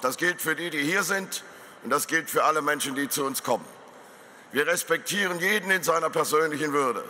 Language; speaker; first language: German; native; German